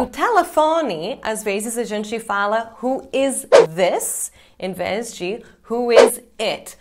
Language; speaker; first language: Portuguese; non-native, fluent; English